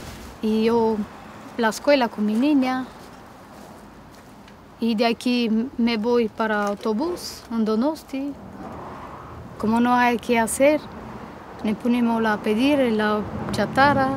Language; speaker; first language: Spanish; non-native, learner; Romanian